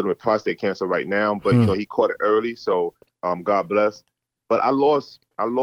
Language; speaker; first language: English; native; English